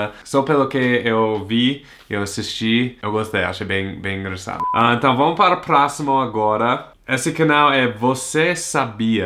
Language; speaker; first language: Portuguese; non-native, learner; English